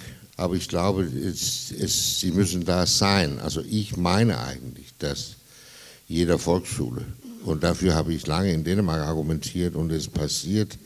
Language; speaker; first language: German; non-native, fluent; Danish